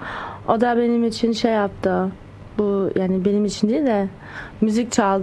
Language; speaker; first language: Turkish; early bilingual, heritage; Turkish